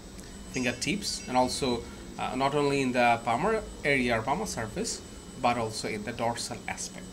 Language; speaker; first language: English; non-native, local second language; Bangla